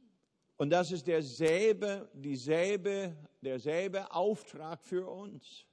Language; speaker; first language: German; non-native, fluent; English